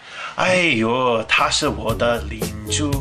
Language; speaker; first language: Chinese; non-native, learner; English